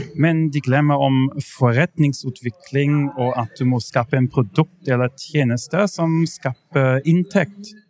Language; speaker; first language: Norwegian; non-native, fluent; German